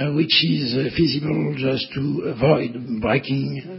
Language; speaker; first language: English; non-native, fluent; French